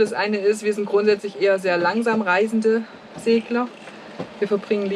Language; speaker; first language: German; native; German